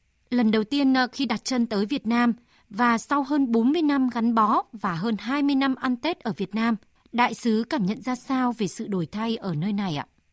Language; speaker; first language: Vietnamese; native; Vietnamese